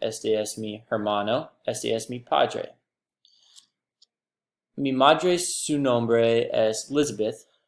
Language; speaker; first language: Spanish; non-native, learner; English